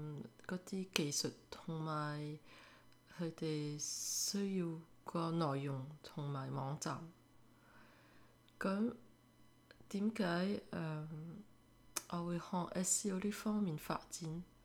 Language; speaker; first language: Cantonese; early bilingual, heritage; French